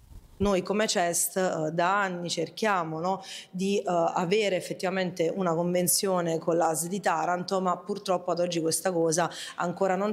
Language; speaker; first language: Italian; native; Italian